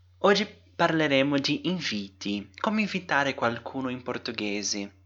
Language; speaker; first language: Italian; non-native, fluent; Portuguese